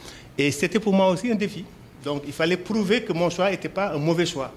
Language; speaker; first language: French; non-native, local second language; Wolof